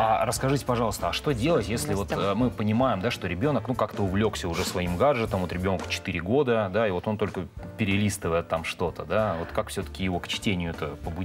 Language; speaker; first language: Russian; native; Russian